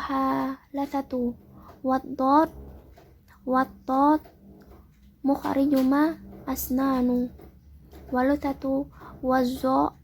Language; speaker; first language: Arabic; non-native, learner; Indonesian